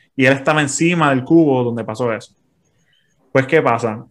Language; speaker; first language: Spanish; native; Spanish